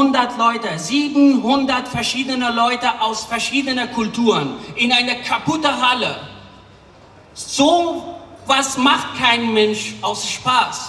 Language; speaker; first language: German; non-native, fluent; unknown